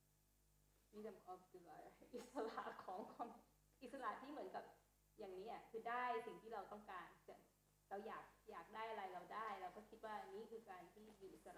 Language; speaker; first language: Thai; native; Thai